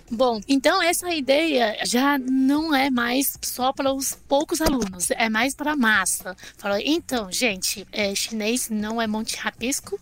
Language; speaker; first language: Portuguese; non-native, fluent; Chinese